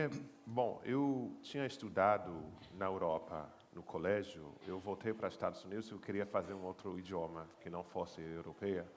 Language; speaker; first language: Portuguese; non-native, fluent; English